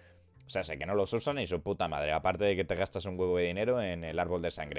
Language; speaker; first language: Spanish; native; Spanish